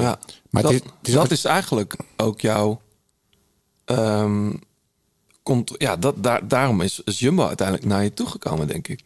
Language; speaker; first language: Dutch; native; Dutch